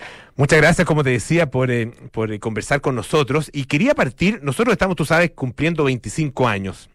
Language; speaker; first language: Spanish; native; Spanish